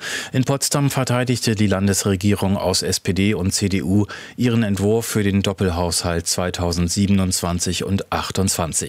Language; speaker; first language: German; native; German